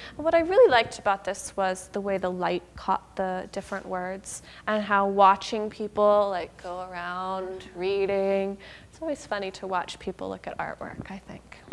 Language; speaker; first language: English; native; English